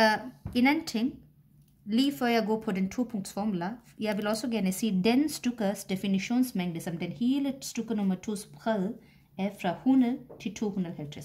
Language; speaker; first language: Danish; non-native, fluent; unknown